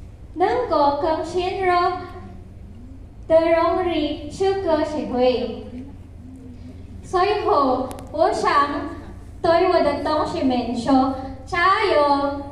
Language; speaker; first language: Chinese; non-native, learner; Filipino